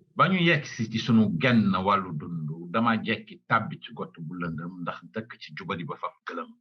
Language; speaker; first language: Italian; non-native, fluent; Wolof